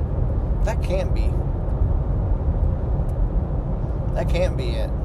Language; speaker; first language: English; native; English